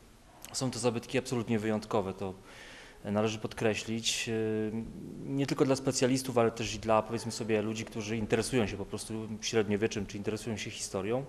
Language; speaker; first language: Polish; native; Polish